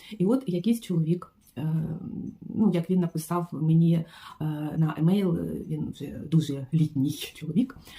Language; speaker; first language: Ukrainian; non-native, local second language; Russian